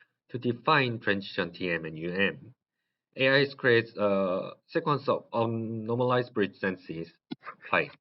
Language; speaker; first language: English; non-native, learner; Korean